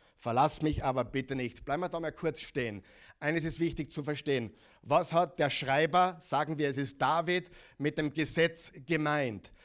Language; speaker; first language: German; non-native, fluent; English